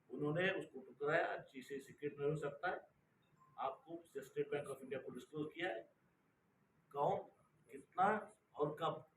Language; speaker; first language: Hindi; non-native, local second language; Kannada